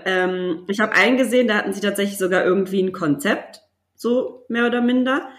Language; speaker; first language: German; native; German